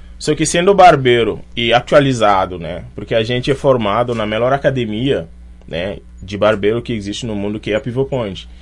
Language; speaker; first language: Portuguese; non-native, fluent; Wolof